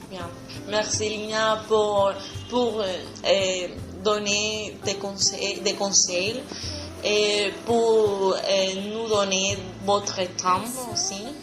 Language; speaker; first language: French; non-native, learner; Spanish